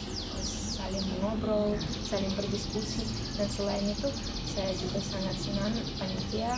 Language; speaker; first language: Indonesian; non-native, fluent; Russian